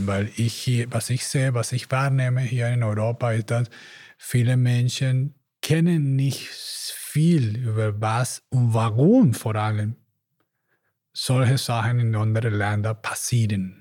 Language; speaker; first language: German; non-native, learner; Spanish